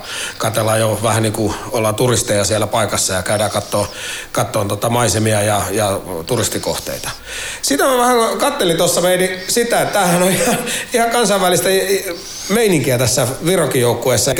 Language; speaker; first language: Finnish; native; Finnish